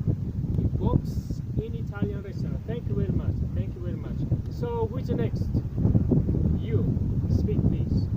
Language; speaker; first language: English; non-native, fluent; Tajik